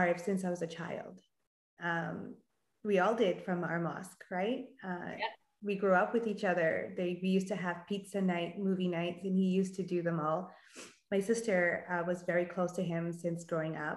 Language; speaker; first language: English; native; English